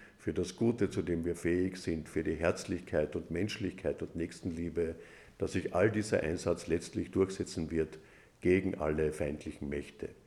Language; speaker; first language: German; native; German